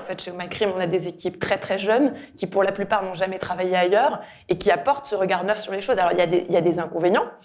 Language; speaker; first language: French; native; French